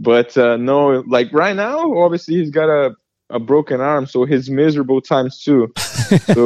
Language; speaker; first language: English; early bilingual, other home language; Portuguese